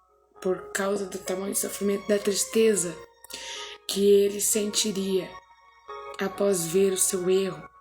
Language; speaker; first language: Portuguese; native; Portuguese